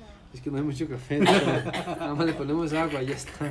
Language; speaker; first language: Spanish; native; Spanish